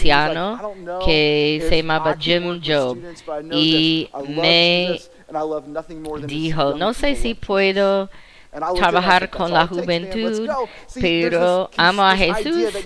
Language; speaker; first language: Spanish; non-native, fluent; English